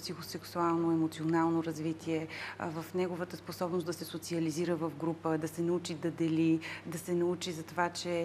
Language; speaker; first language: Bulgarian; native; Bulgarian